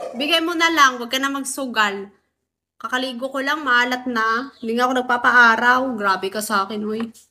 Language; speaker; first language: Filipino; non-native, local second language; Waray